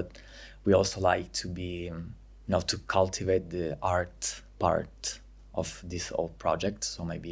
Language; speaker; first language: English; non-native, fluent; Italian